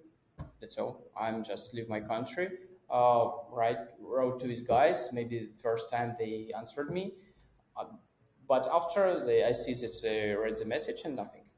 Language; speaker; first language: English; non-native, fluent; Russian